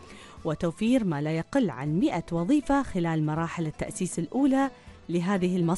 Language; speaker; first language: Arabic; native; Arabic